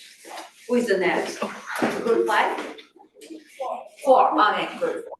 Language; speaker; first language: English; non-native, fluent; Chinese